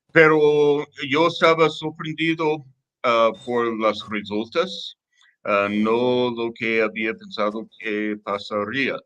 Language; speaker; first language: Spanish; non-native, learner; English